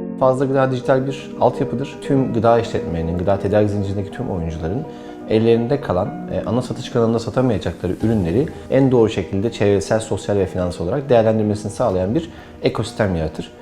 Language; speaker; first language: Turkish; native; Turkish